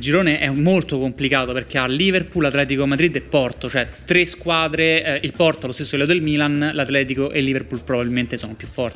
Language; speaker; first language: Italian; native; Italian